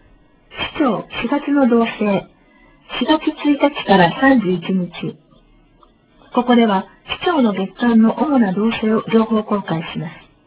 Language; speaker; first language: Japanese; native; Japanese